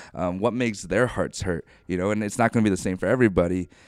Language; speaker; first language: English; native; English